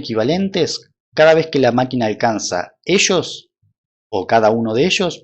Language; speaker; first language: Spanish; native; Spanish